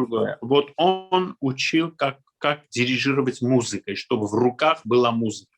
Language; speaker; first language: Russian; non-native, local second language; Armenian